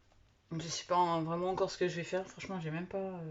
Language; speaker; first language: French; native; French